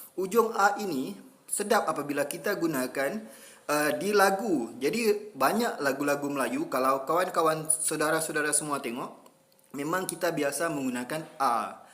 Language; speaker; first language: Malay; native; Malay